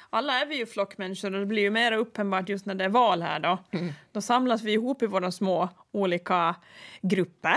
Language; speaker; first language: Swedish; native; Swedish